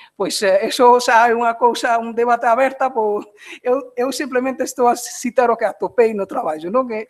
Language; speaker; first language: Galician; non-native, fluent; Bangla